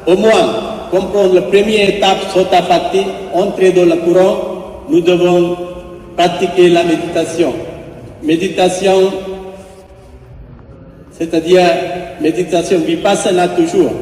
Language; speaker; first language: French; non-native, fluent; Sinhala